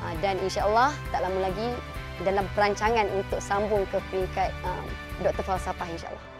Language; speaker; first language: Malay; native; Malay